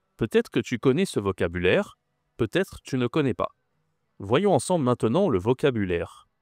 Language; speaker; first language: French; native; French